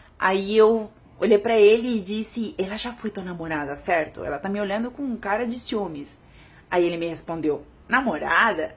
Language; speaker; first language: Portuguese; non-native, fluent; Spanish